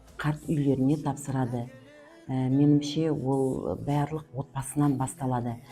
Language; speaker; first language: Kazakh; non-native, local second language; Russian